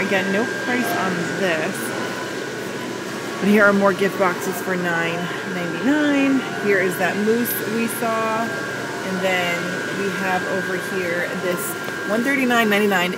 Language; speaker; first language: English; native; English